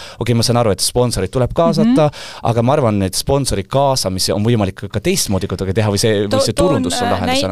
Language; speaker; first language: Estonian; non-native, local second language; Russian